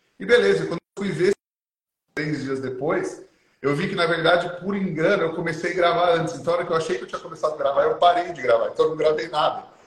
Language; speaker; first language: Portuguese; native; Portuguese